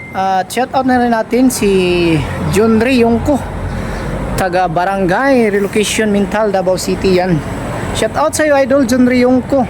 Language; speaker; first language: Filipino; non-native, local second language; Cebuano